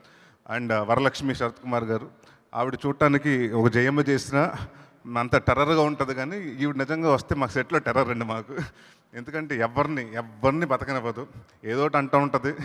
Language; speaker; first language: Telugu; native; Telugu